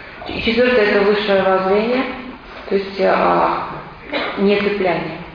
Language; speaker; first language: Russian; native; Russian